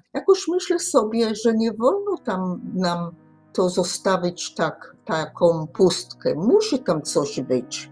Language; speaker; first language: Polish; early bilingual, heritage; Polish